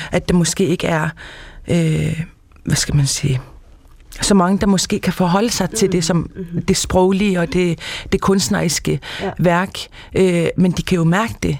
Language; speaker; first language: Danish; non-native, local second language; Kalaallisut